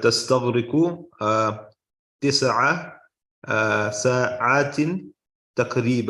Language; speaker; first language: Arabic; non-native, learner; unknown